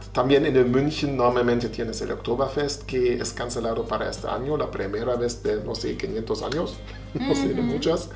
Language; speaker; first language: Spanish; non-native, fluent; German